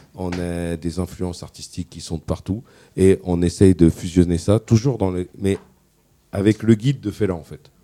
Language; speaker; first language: French; native; French